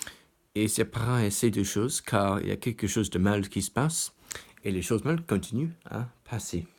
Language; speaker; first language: French; non-native, learner; English